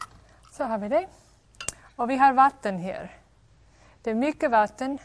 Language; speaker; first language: Swedish; non-native, fluent; English